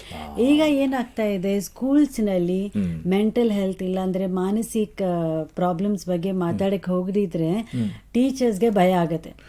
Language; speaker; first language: Kannada; non-native, local second language; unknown